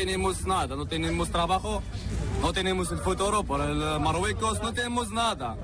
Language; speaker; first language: Spanish; non-native, learner; Arabic